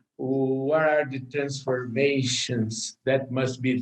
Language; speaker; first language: English; non-native, learner; Portuguese